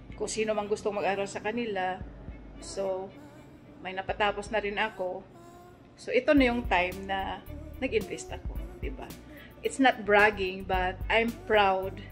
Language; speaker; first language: Filipino; non-native, local second language; Cebuano